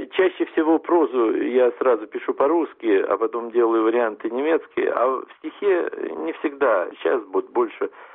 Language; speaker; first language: Russian; non-native, local second language; German